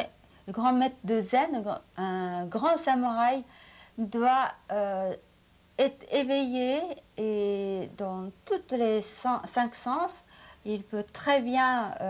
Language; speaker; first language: French; non-native, fluent; Japanese